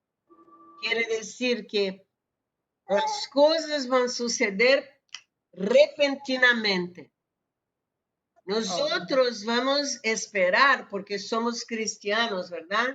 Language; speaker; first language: Spanish; non-native, fluent; Portuguese